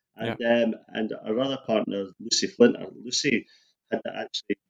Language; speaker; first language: English; native; English